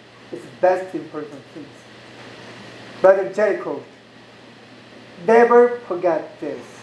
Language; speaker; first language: English; non-native, learner; Korean